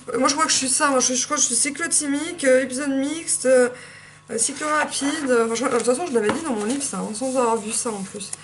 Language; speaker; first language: French; native; French